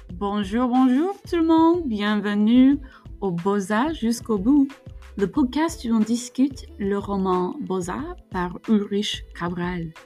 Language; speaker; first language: French; non-native, fluent; English